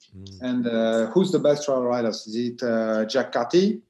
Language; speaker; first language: English; non-native, fluent; French